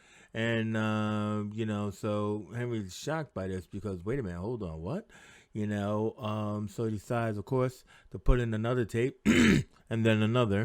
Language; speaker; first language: English; native; English